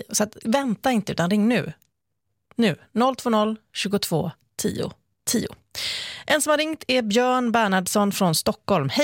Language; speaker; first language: Swedish; native; Swedish